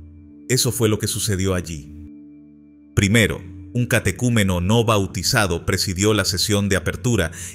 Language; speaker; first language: Spanish; native; Spanish